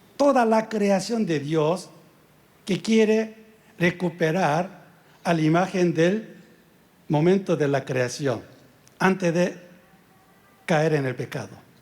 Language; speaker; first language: Spanish; non-native, fluent; Korean